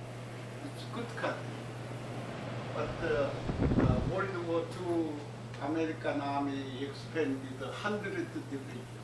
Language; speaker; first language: English; non-native, learner; Korean